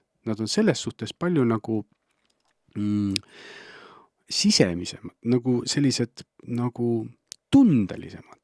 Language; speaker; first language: Estonian; native; Estonian